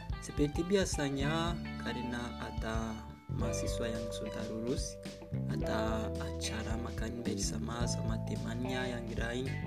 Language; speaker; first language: Indonesian; non-native, learner; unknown